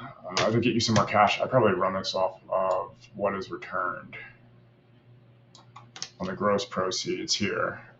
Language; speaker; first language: English; native; English